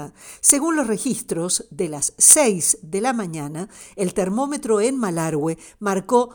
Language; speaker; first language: Spanish; native; Spanish